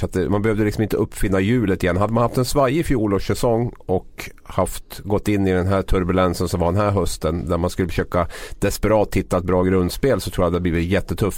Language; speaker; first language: Swedish; native; Swedish